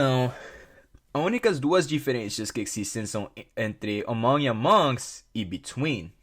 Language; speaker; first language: Portuguese; non-native, fluent; English